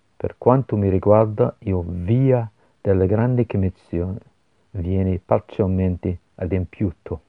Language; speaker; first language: Italian; non-native, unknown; English